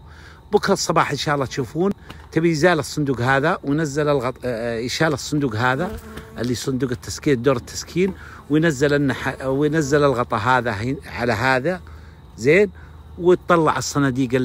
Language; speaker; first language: Arabic; native; Arabic